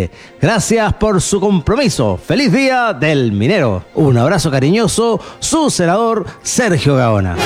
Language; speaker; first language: Spanish; native; Spanish